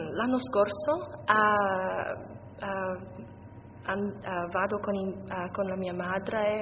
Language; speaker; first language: Italian; non-native, learner; English